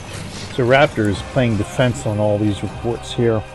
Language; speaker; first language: English; native; English